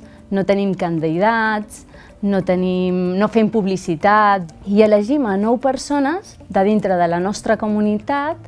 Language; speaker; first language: Catalan; early bilingual, other home language; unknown